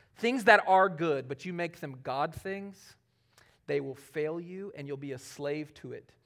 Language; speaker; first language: English; native; English